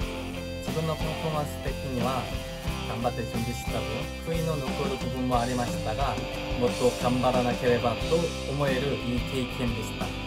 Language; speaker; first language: Japanese; non-native, fluent; Korean